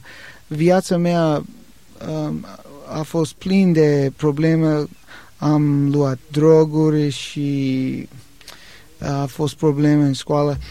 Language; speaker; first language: Romanian; non-native, learner; English